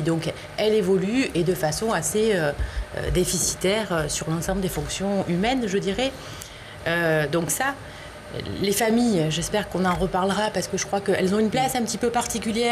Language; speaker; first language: French; native; French